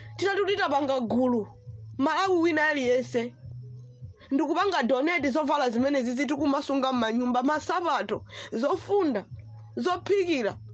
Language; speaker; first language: Nyanja; non-native, local second language; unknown